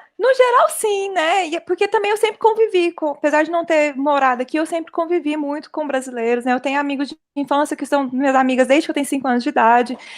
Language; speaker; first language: Portuguese; early bilingual, heritage; Portuguese